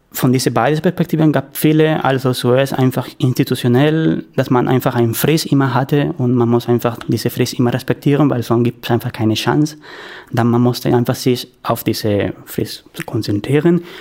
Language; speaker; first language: German; non-native, learner; Spanish